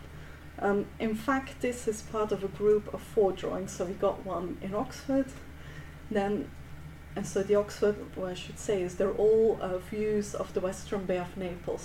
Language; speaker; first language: English; non-native, fluent; Dutch